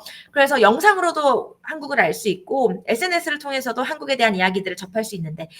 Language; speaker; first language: Korean; native; Korean